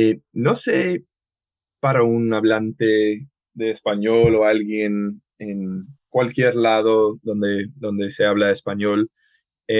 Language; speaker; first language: Spanish; non-native, fluent; English